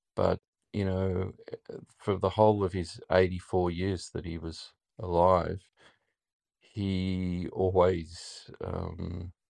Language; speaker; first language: English; native; English